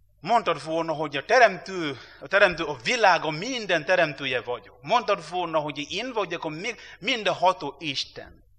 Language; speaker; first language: Hungarian; non-native, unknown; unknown